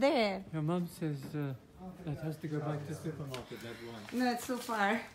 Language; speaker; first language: English; non-native, learner; Russian